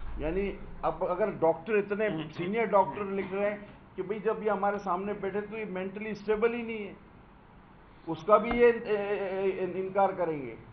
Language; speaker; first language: Urdu; non-native, local second language; Sindhi